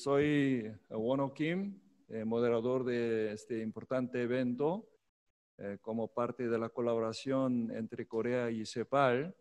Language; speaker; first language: Spanish; non-native, fluent; Korean